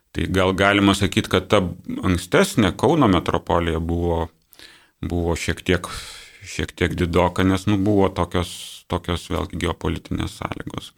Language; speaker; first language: Lithuanian; native; Lithuanian